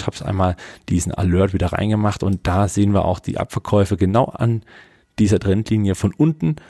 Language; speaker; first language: German; native; German